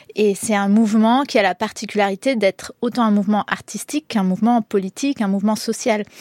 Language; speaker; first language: French; early bilingual, heritage; Spanish